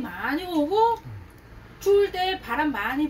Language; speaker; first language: Korean; non-native, learner; Vietnamese